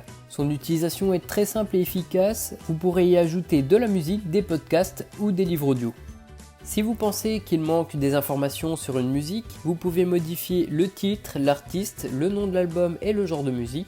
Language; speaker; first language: French; native; French